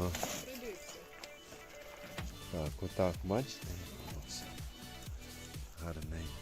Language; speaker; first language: Ukrainian; native; Ukrainian